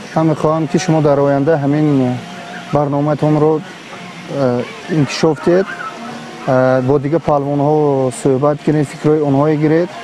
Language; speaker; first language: Tajik; native; Tajik